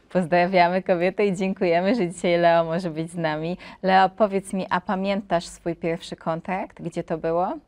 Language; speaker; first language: Polish; native; Polish